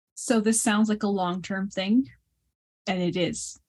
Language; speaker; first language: English; early bilingual, other home language; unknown